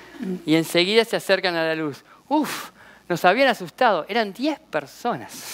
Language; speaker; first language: Spanish; native; Spanish